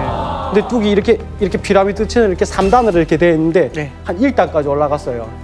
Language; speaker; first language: Korean; native; Korean